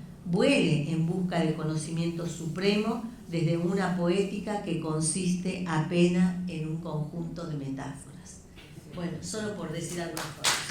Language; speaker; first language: Spanish; native; Spanish